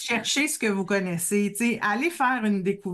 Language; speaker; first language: French; native; French